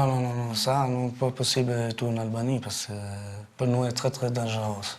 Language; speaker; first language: French; non-native, learner; Albanian